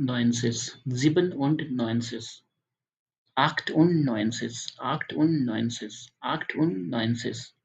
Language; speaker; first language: German; non-native, fluent; Hindi